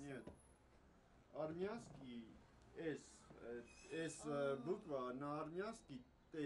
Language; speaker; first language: Russian; non-native, learner; Armenian